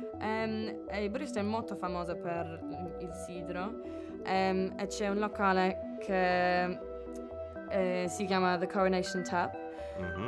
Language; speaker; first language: Italian; non-native, learner; English